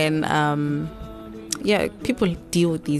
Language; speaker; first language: English; non-native, local second language; Xhosa